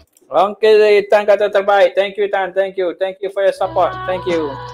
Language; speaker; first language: English; non-native, local second language; Malay